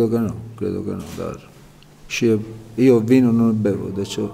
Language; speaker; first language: Romanian; non-native, learner; Italian